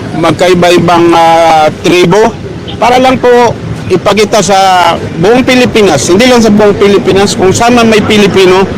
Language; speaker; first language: Filipino; non-native, local second language; Maranao